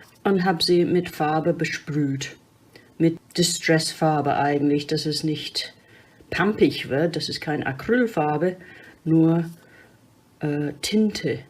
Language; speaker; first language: German; non-native, fluent; English